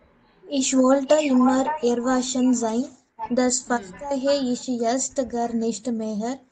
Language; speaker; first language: German; non-native, learner; Tamil